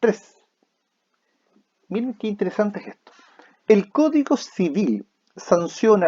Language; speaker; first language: Spanish; native; Spanish